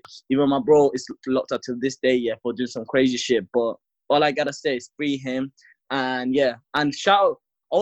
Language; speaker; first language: English; native; English